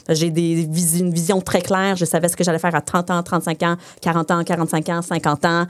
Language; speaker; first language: French; non-native, local second language; English